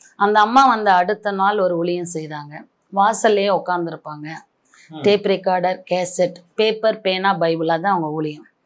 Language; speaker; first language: Tamil; non-native, local second language; Marathi